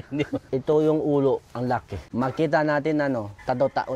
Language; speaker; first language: Filipino; non-native, learner; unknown